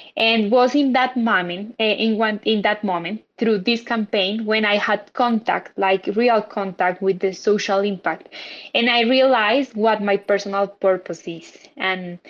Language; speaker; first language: English; non-native, fluent; Spanish